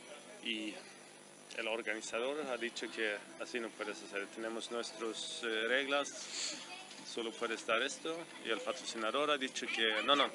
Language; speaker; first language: Spanish; non-native, fluent; Swedish